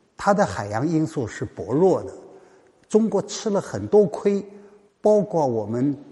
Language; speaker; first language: Chinese; native; Chinese